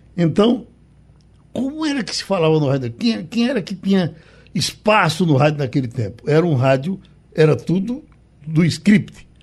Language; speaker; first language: Portuguese; native; Portuguese